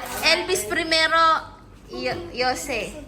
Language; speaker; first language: Spanish; non-native, learner; Filipino